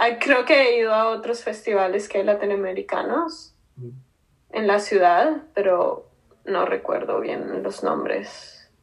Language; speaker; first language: Spanish; native; Spanish